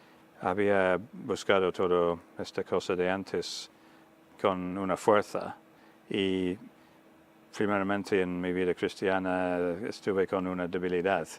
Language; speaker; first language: Spanish; non-native, fluent; English